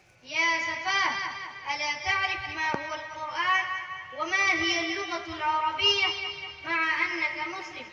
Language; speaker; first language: Arabic; non-native, learner; Urdu